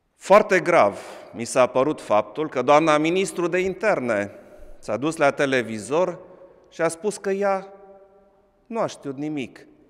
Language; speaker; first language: Romanian; non-native, local second language; German